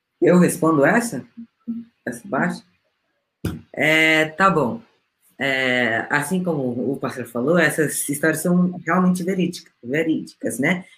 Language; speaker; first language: Portuguese; non-native, fluent; Spanish